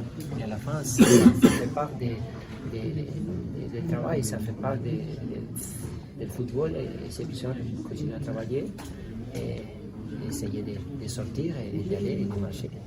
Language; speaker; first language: French; non-native, learner; Spanish